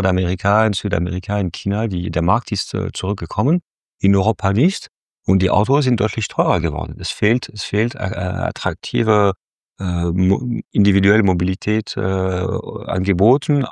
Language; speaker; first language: German; non-native, fluent; French